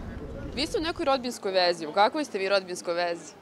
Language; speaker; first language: Serbian; native; Serbian